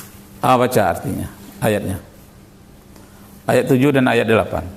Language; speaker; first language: Indonesian; native; Indonesian